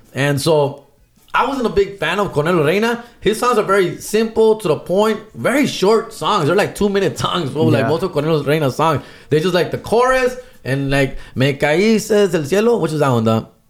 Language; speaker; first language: English; native; English